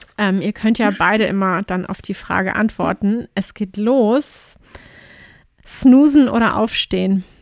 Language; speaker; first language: German; native; German